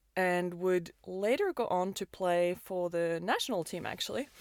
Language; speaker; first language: English; non-native, fluent; Norwegian